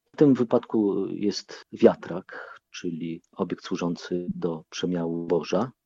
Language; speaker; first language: Polish; non-native, local second language; Ukrainian